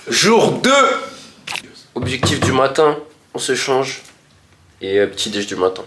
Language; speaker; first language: French; native; French